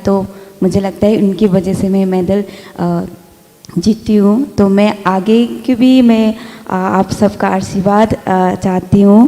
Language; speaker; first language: Hindi; non-native, local second language; Manipuri